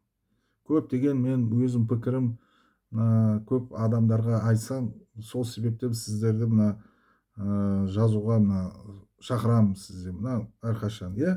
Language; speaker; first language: Kazakh; non-native, local second language; Russian